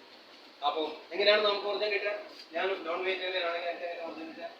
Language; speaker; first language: Malayalam; native; Malayalam